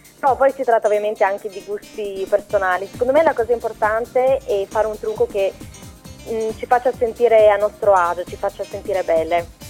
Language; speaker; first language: Italian; early bilingual, other home language; Albanian